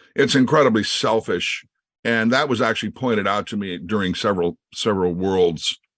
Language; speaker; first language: English; native; English